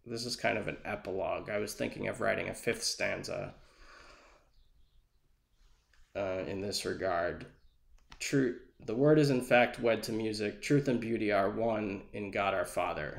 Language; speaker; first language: English; native; English